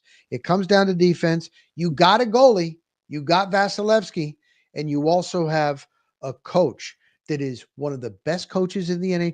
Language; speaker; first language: English; native; English